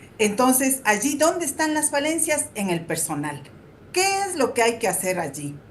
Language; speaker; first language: Spanish; native; Spanish